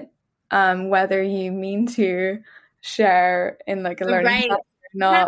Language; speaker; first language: English; native; English